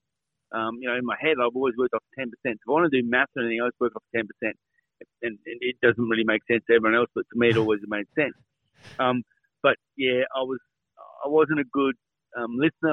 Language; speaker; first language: English; native; English